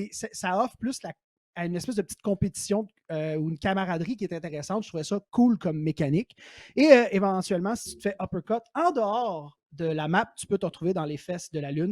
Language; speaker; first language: French; native; French